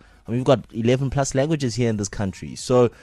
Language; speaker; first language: English; non-native, local second language; Xhosa